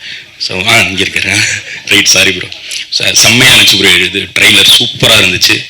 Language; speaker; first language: Tamil; native; Tamil